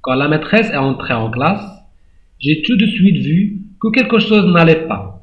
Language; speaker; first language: French; non-native, local second language; Arabic